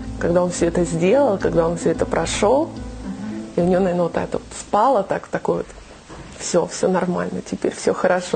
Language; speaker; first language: Russian; native; Russian